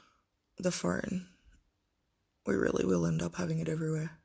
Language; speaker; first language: English; native; English